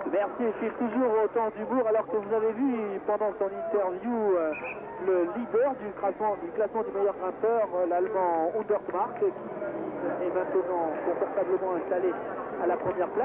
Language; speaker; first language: French; native; French